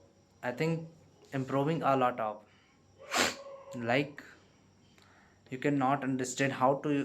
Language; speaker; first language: English; non-native, learner; Hindi